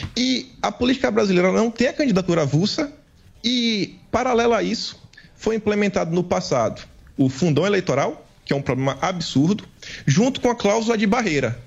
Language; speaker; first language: Portuguese; native; Portuguese